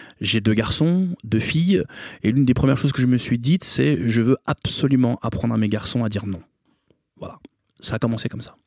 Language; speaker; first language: French; native; French